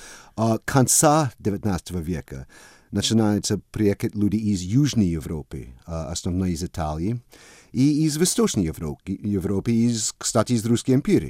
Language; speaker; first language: Russian; non-native, fluent; English